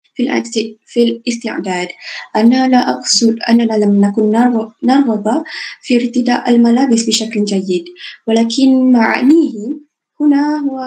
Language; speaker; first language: Arabic; non-native, fluent; Malay